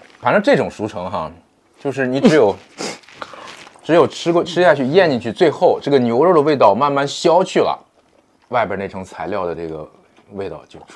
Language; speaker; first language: Chinese; native; Chinese